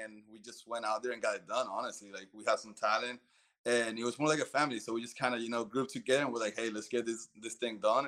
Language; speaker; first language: English; early bilingual, other home language; Spanish